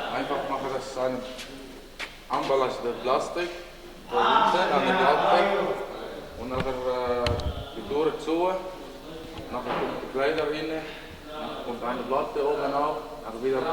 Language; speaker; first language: German; non-native, learner; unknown